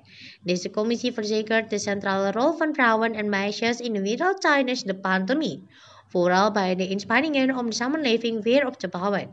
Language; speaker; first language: Dutch; non-native, fluent; Indonesian